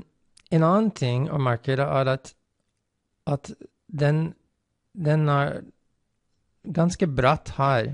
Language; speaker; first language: Norwegian; non-native, fluent; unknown